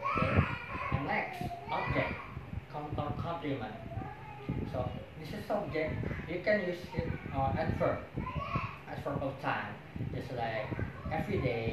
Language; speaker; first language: English; non-native, learner; Indonesian